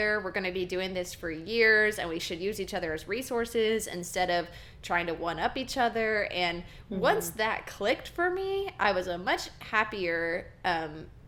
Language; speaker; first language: English; native; English